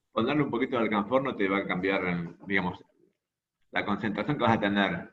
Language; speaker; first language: Spanish; native; Spanish